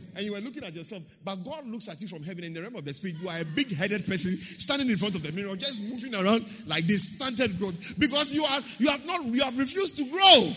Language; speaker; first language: English; non-native, local second language; Akan